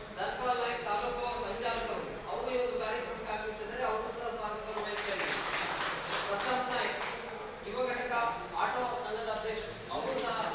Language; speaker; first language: Kannada; non-native, local second language; Lambadi